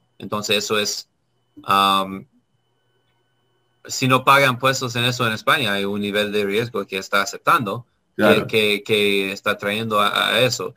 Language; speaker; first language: Spanish; non-native, learner; English